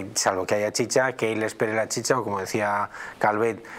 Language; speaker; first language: Spanish; native; Spanish